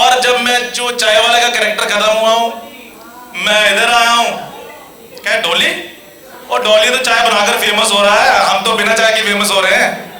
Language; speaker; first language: Hindi; native; Hindi